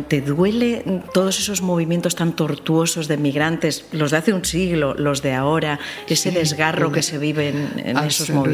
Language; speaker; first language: Spanish; native; Spanish